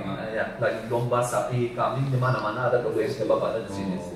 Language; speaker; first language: Indonesian; non-native, learner; Turkish